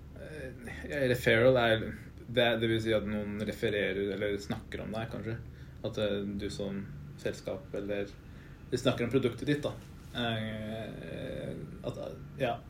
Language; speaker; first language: Norwegian; early bilingual, other home language; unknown